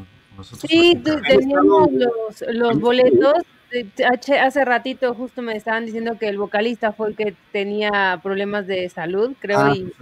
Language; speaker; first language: Spanish; native; Spanish